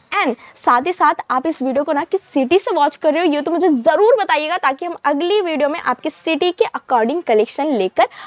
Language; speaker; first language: Hindi; native; Hindi